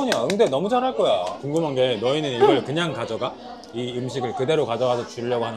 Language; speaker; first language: Korean; native; Korean